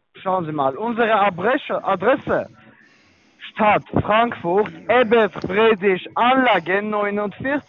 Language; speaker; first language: German; non-native, learner; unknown